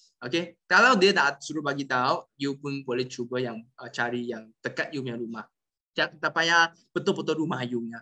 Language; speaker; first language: Malay; non-native, local second language; Chinese